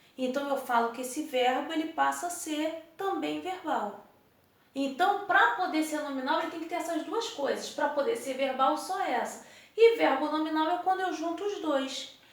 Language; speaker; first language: Portuguese; native; Portuguese